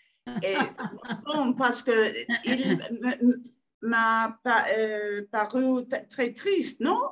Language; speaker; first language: French; non-native, fluent; Spanish